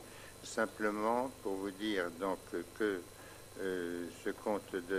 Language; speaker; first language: French; native; French